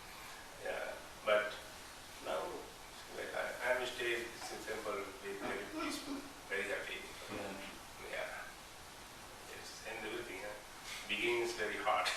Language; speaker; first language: English; non-native, learner; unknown